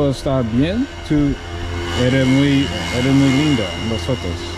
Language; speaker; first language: Spanish; non-native, learner; English